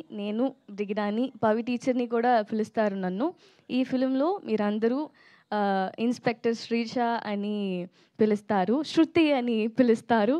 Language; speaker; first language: Telugu; non-native, local second language; Tamil